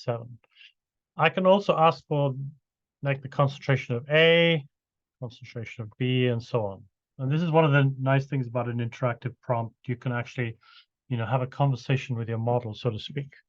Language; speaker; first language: English; native; English